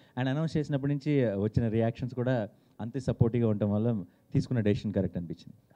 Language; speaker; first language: Telugu; native; Telugu